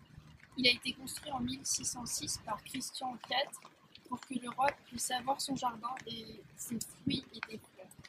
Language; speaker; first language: French; non-native, fluent; Danish